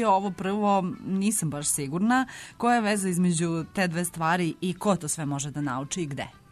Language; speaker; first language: Serbian; native; Serbian